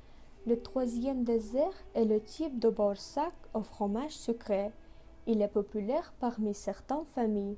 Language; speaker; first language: French; non-native, learner; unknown